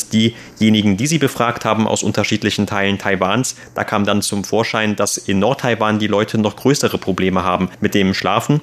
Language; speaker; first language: German; native; German